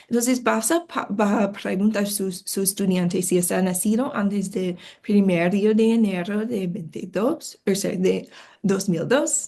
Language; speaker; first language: Spanish; non-native, fluent; English